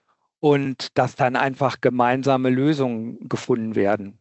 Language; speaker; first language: German; native; German